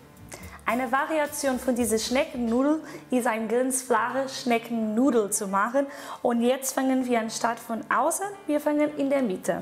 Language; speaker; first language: German; non-native, fluent; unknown